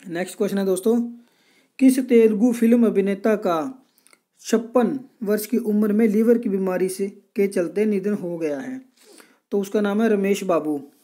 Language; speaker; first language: Hindi; non-native, local second language; Punjabi